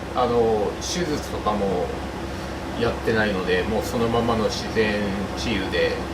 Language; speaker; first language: Japanese; native; Japanese